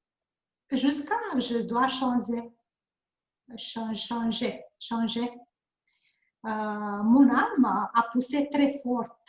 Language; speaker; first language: French; non-native, learner; Hungarian